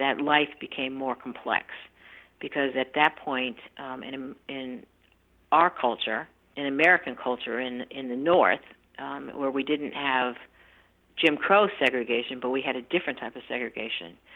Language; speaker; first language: English; native; English